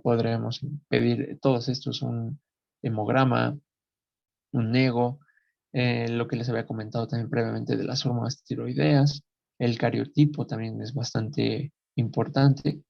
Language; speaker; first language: Spanish; native; Spanish